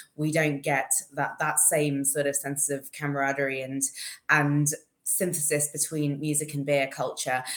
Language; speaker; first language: English; native; English